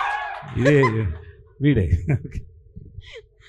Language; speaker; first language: Telugu; non-native, learner; Tamil